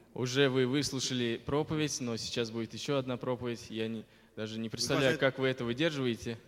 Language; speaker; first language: Russian; native; Russian